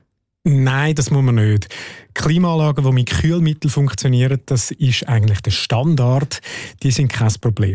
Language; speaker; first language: German; native; German